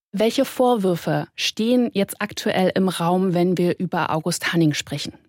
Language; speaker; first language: German; native; German